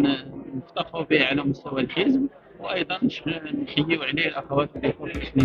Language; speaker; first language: Arabic; native; Arabic